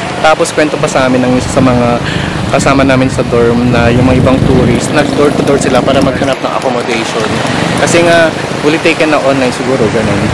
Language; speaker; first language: Filipino; native; Filipino